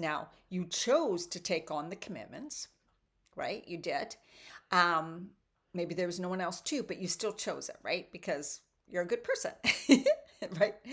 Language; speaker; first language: English; native; English